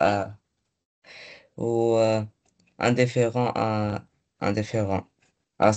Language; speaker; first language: French; non-native, learner; Arabic